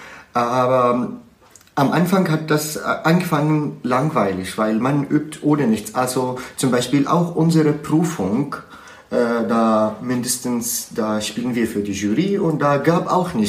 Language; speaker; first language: German; non-native, learner; Arabic